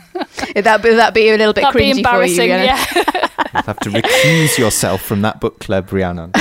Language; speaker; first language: English; native; English